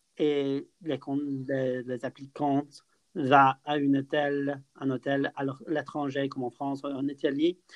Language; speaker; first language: French; non-native, fluent; English